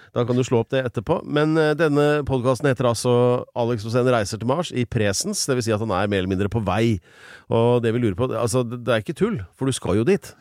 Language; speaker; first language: Norwegian; native; Norwegian